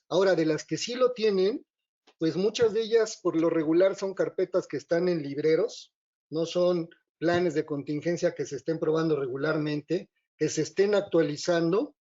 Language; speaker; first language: Spanish; native; Spanish